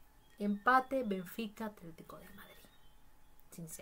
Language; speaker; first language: Spanish; native; Spanish